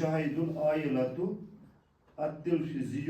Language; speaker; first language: Arabic; non-native, learner; Urdu